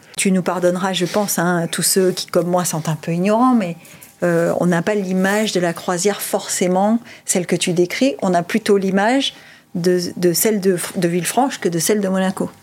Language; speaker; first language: French; native; French